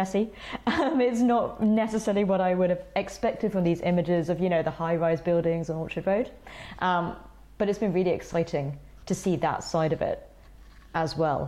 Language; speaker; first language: English; native; English